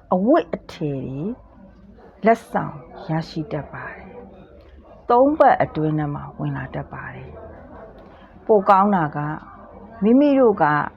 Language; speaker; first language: Burmese; native; Burmese